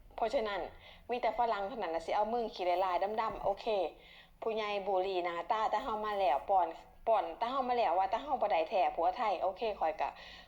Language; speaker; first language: Thai; native; Thai